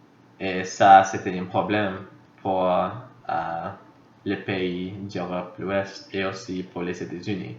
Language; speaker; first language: French; non-native, fluent; English